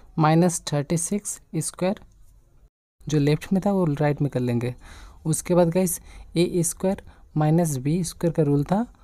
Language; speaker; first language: Hindi; non-native, local second language; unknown